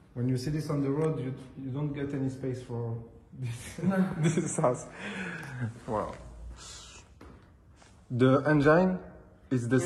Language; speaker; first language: English; non-native, learner; French